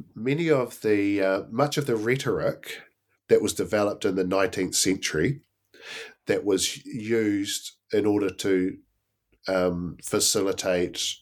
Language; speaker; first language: English; native; English